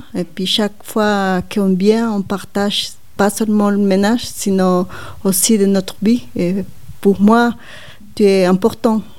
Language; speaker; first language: French; non-native, learner; Spanish